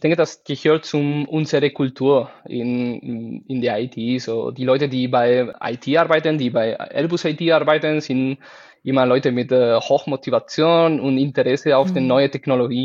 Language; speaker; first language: German; non-native, fluent; Spanish